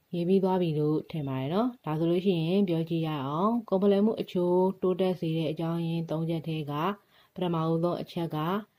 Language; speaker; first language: Burmese; native; Burmese